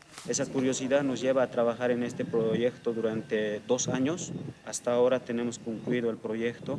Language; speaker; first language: Spanish; native; Spanish